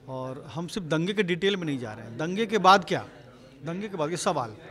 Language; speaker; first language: Hindi; native; Hindi